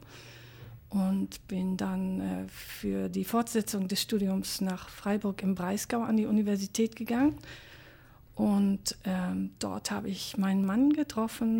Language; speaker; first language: German; native; German